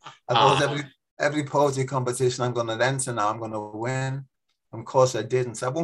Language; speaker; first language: English; native; English